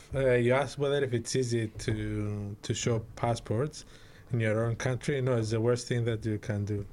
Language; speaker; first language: English; early bilingual, other home language; Greek